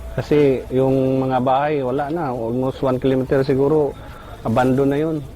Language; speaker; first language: Filipino; non-native, local second language; Cebuano